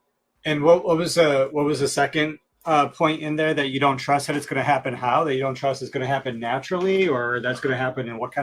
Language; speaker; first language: English; native; English